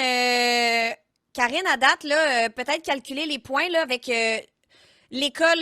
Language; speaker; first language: French; native; French